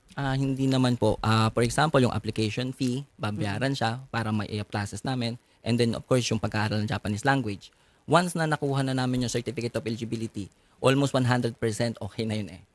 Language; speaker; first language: Filipino; native; Filipino